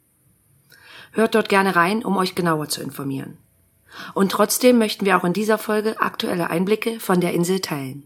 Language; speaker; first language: German; native; German